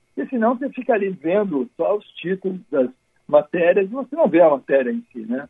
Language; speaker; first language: Portuguese; native; Portuguese